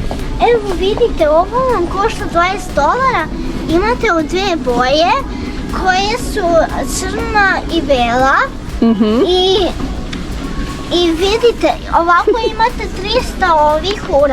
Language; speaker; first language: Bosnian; early bilingual, heritage; Serbian